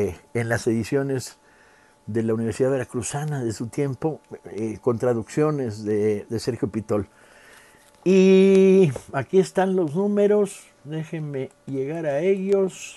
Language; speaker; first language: Spanish; native; Spanish